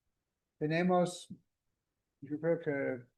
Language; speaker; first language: Spanish; non-native, fluent; English